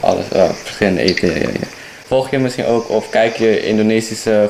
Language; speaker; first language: Dutch; non-native, fluent; Indonesian